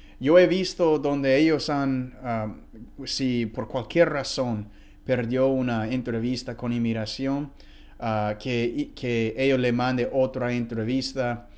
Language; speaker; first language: Spanish; non-native, fluent; English